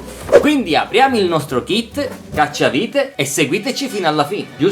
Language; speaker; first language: Italian; native; Italian